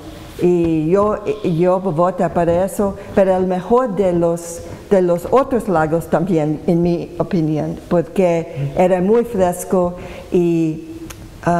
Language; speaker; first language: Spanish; non-native, learner; English